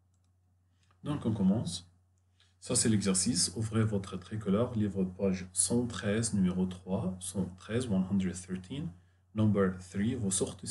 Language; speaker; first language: French; non-native, fluent; Arabic